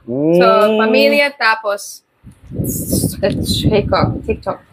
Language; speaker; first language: Filipino; non-native, learner; English